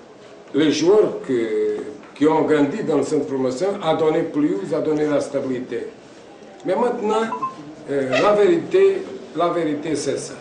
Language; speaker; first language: French; non-native, fluent; Portuguese